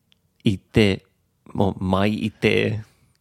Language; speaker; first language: Māori; non-native, local second language; English